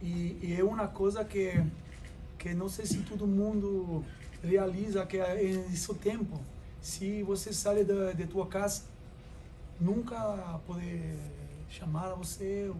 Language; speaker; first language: Portuguese; non-native, learner; French